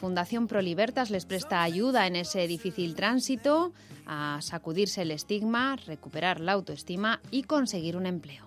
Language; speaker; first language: Spanish; native; Spanish